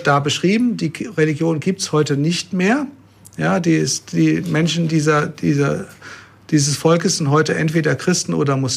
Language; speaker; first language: German; native; German